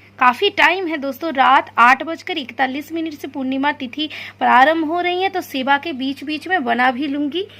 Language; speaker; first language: Hindi; non-native, local second language; Bangla